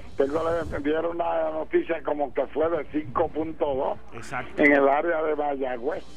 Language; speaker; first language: Spanish; native; Spanish